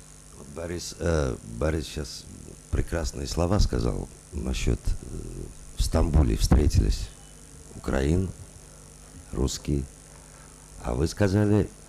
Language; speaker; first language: Russian; non-native, local second language; Uzbek